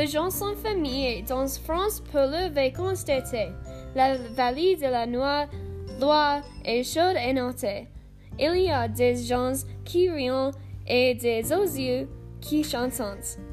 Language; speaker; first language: French; non-native, learner; English